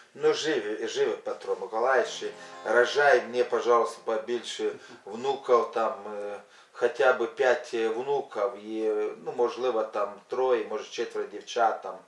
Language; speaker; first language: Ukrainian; non-native, local second language; Russian